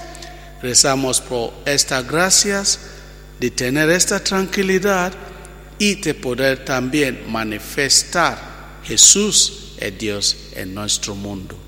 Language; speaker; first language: Spanish; non-native, fluent; Italian